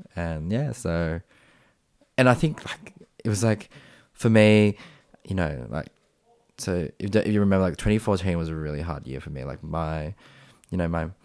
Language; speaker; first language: English; non-native, local second language; Vietnamese